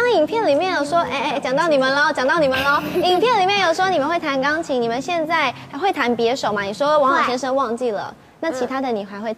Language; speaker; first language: Chinese; native; Chinese